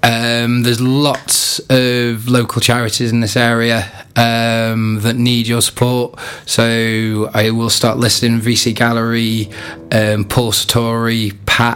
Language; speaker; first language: English; native; English